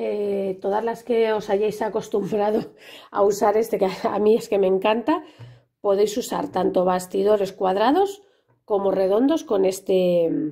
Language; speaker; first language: Spanish; native; Spanish